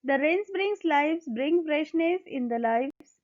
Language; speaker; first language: English; non-native, local second language; Marathi